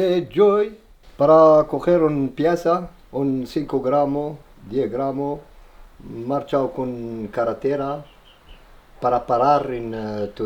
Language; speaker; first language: Spanish; non-native, learner; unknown